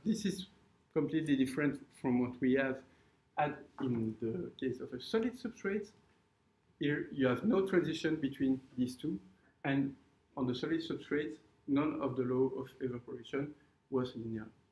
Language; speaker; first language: English; non-native, fluent; French